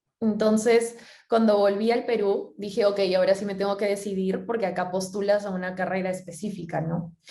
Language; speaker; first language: Spanish; native; Spanish